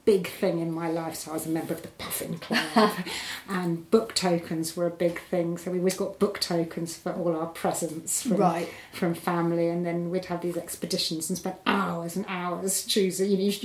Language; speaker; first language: English; native; English